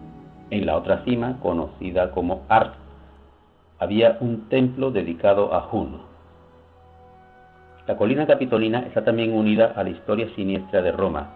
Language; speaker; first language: Spanish; native; Spanish